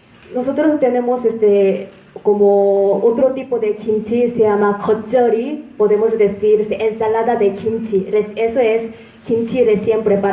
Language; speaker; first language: Spanish; non-native, fluent; Korean